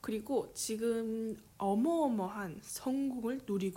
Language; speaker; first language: Korean; early bilingual, heritage; English